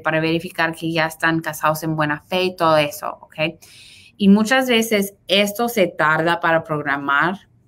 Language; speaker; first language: Spanish; early bilingual, heritage; Spanish